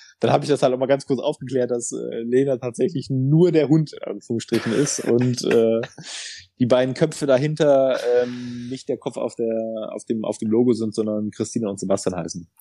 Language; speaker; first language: German; native; German